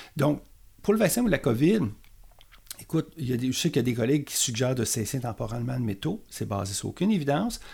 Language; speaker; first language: French; native; French